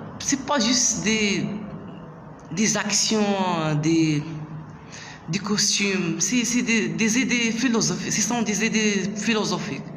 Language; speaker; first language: French; non-native, local second language; Arabic